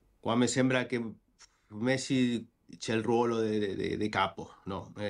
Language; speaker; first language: Italian; non-native, fluent; Spanish